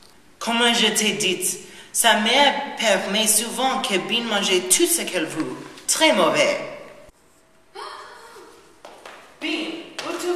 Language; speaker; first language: French; non-native, learner; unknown